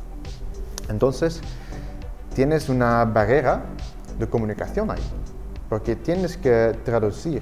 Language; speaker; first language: Spanish; non-native, fluent; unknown